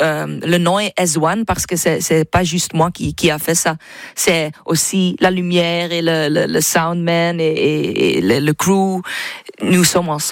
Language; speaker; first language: French; non-native, local second language; Dutch